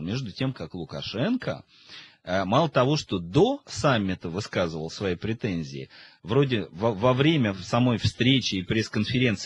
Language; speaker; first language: Russian; native; Russian